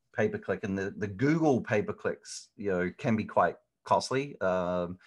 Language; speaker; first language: English; native; English